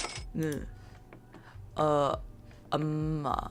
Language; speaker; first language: Korean; non-native, learner; English